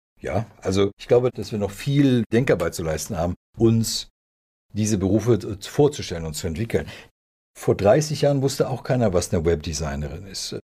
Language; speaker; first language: German; early bilingual, other home language; Serbian